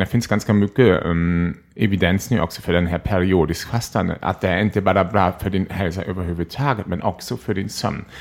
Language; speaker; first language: Swedish; non-native, fluent; German